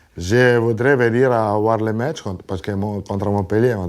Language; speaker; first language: French; non-native, learner; Italian